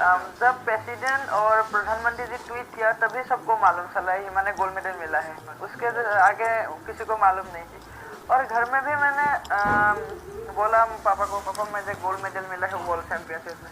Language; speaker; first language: Hindi; non-native, local second language; Assamese